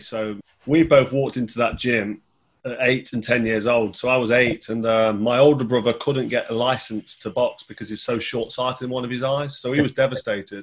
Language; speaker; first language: English; native; English